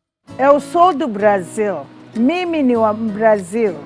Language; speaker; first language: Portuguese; non-native, fluent; Swahili